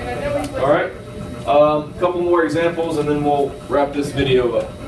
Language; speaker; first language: English; native; English